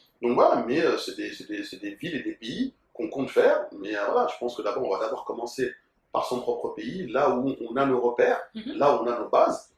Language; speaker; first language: French; early bilingual, other home language; Soninke